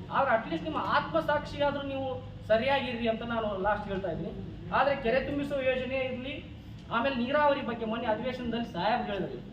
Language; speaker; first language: Kannada; native; Kannada